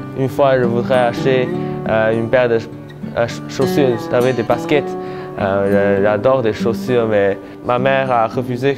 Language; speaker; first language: French; early bilingual, heritage; French